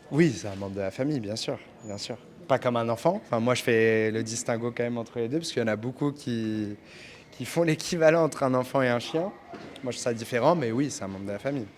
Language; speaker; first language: French; native; French